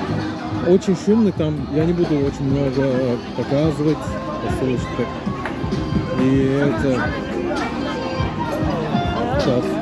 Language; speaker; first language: Russian; non-native, learner; Turkish